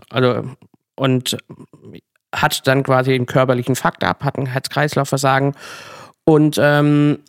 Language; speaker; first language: German; native; German